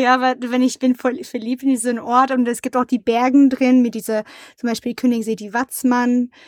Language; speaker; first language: German; non-native, learner; French